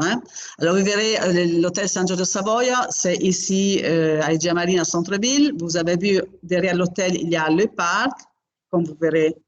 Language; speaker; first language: French; non-native, fluent; Italian